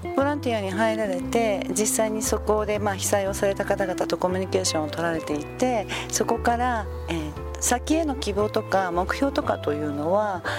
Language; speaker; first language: Japanese; native; Japanese